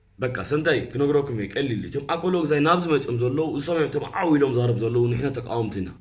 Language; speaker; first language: Tigrinya; early bilingual, heritage; Tigrinya